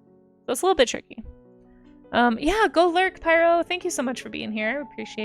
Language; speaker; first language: English; native; English